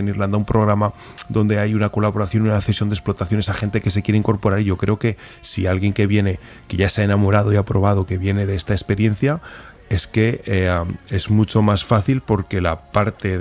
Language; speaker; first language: Spanish; native; Spanish